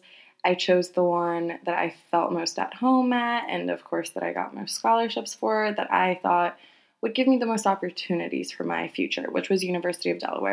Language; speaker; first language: English; native; English